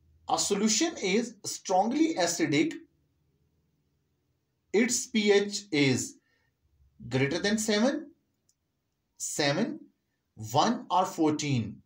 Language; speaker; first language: English; non-native, local second language; Urdu